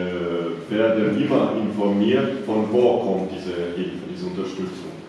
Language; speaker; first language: German; non-native, learner; Polish